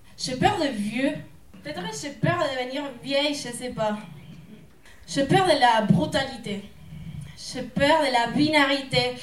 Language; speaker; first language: French; non-native, fluent; Spanish